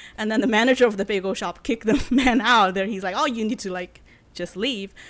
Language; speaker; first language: English; non-native, fluent; Chinese